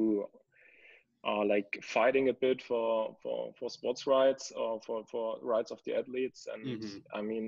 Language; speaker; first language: English; non-native, fluent; German